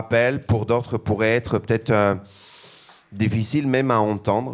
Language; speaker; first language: French; native; French